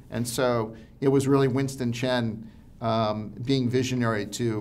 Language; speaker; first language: English; native; English